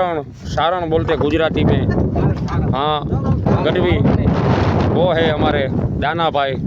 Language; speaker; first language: Hindi; non-native, local second language; Gujarati